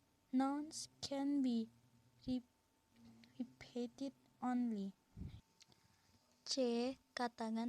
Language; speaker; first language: English; non-native, learner; Indonesian